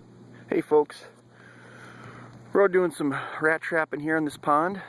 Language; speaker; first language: English; native; English